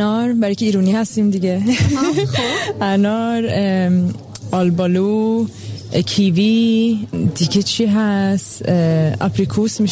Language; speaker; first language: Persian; early bilingual, heritage; Persian